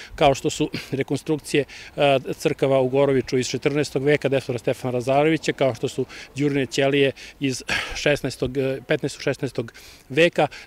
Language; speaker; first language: Serbian; native; Serbian